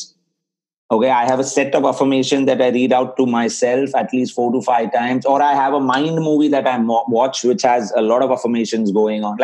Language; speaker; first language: English; non-native, local second language; Hindi